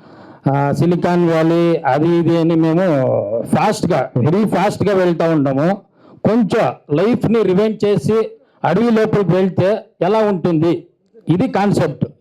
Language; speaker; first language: Telugu; non-native, learner; Kannada